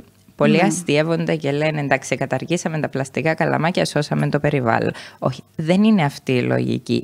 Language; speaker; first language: Greek; native; Greek